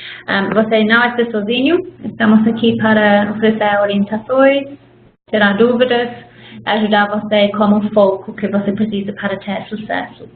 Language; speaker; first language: Portuguese; non-native, fluent; English